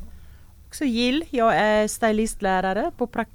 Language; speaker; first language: Swedish; non-native, fluent; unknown